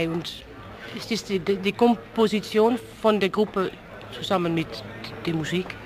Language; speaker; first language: German; non-native, fluent; Dutch